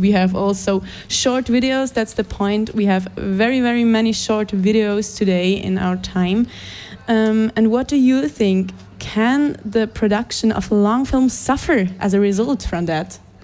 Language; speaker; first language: English; non-native, fluent; German